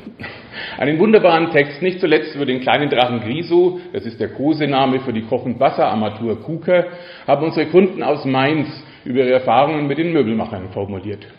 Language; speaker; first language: German; native; German